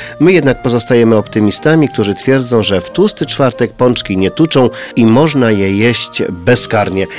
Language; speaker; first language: Polish; native; Polish